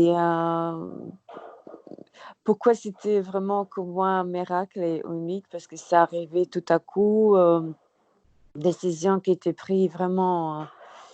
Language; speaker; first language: French; non-native, learner; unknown